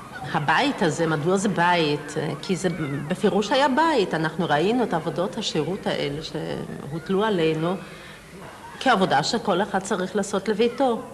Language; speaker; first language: Hebrew; non-native, fluent; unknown